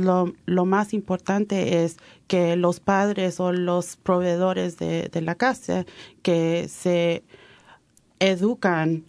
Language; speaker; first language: Spanish; early bilingual, heritage; Spanish